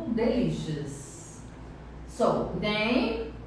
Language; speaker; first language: English; non-native, fluent; Portuguese